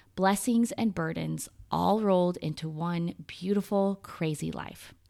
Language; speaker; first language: English; native; English